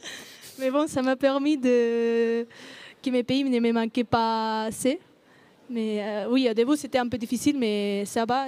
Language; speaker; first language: French; non-native, learner; Spanish